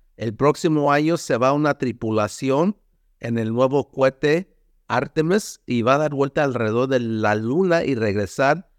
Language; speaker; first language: Spanish; early bilingual, heritage; Spanish